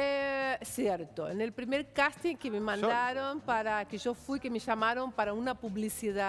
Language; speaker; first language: Spanish; non-native, fluent; Portuguese